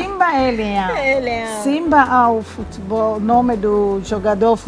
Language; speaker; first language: Portuguese; non-native, fluent; Swahili